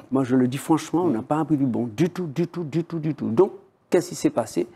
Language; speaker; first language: French; native; French